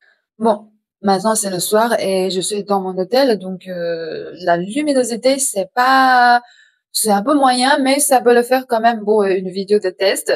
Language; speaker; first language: French; non-native, fluent; Chinese